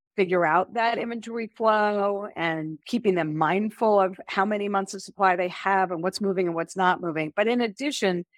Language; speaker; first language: English; native; English